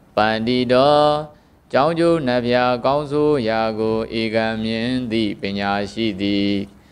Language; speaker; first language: Burmese; native; Burmese